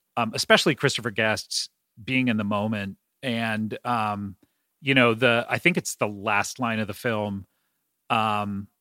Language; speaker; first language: English; native; English